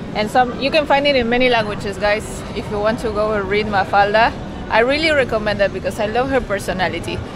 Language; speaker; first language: English; non-native, fluent; Spanish